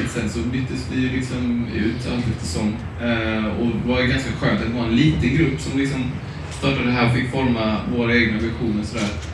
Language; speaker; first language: Swedish; native; Swedish